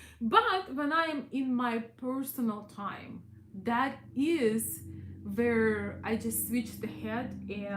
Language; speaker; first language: English; non-native, fluent; Russian